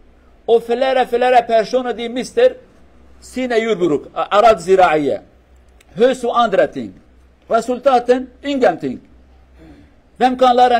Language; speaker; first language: Norwegian; non-native, learner; Kurdish